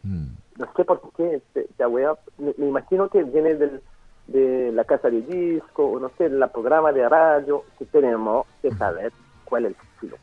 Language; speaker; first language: Spanish; non-native, fluent; French